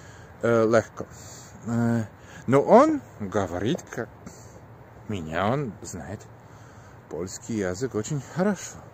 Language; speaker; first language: Russian; non-native, learner; Polish